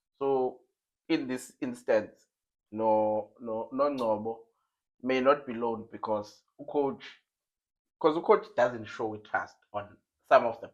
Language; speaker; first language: English; non-native, local second language; Zulu